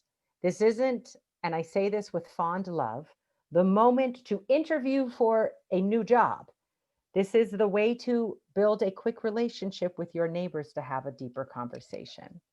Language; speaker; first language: English; native; English